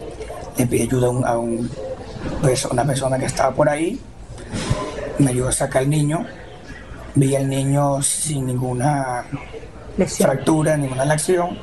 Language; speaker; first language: Spanish; native; Spanish